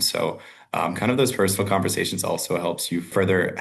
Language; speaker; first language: English; native; English